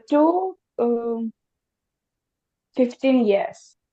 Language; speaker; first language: English; non-native, learner; Ukrainian